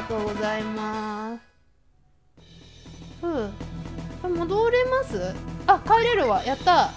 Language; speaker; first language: Japanese; native; Japanese